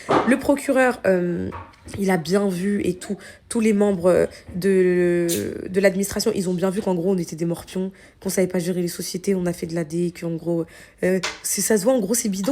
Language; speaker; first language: French; native; French